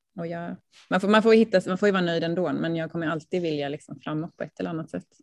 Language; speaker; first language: Swedish; native; Swedish